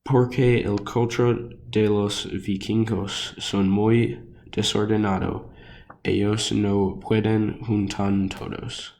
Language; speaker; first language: Spanish; non-native, learner; English